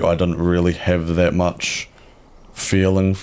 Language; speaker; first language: English; native; English